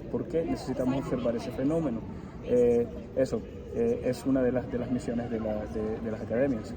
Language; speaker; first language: Spanish; early bilingual, heritage; Spanish